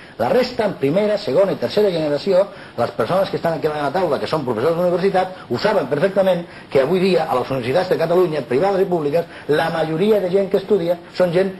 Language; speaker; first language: Catalan; non-native, local second language; Spanish